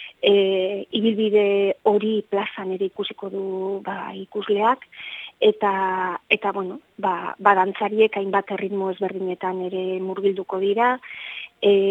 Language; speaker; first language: Basque; native; Basque